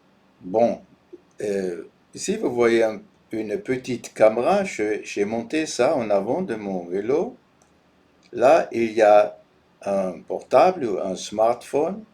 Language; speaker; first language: French; non-native, fluent; German